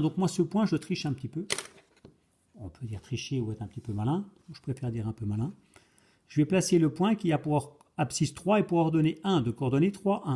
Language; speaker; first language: French; native; French